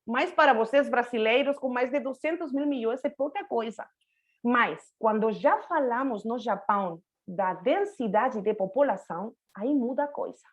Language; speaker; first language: Portuguese; non-native, fluent; Spanish